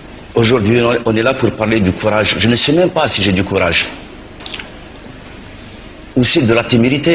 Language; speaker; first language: French; non-native, local second language; Kabyle